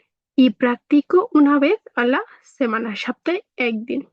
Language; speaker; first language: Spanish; non-native, fluent; Bangla